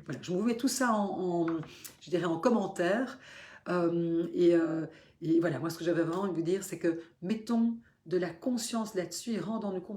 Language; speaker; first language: French; native; French